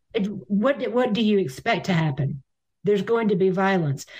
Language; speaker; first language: English; native; English